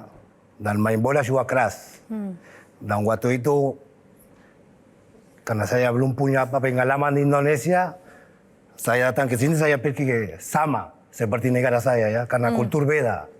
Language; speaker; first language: Indonesian; non-native, fluent; Spanish